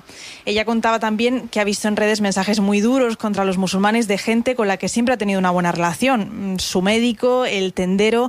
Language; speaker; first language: Spanish; native; Spanish